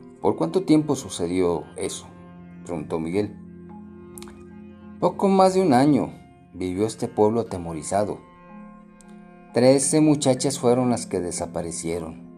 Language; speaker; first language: Spanish; native; Spanish